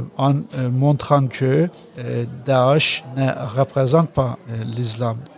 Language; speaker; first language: French; non-native, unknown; Turkish